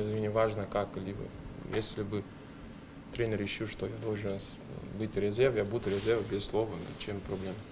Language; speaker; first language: Russian; non-native, fluent; Portuguese